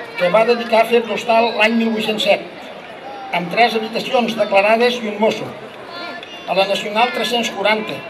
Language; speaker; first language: Catalan; native; Catalan